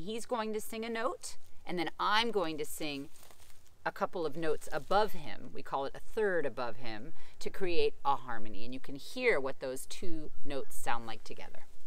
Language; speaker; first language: English; native; English